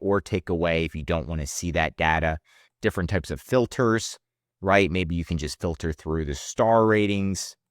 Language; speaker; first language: English; native; English